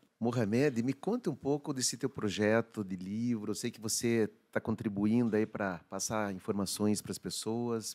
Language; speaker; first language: Portuguese; native; Portuguese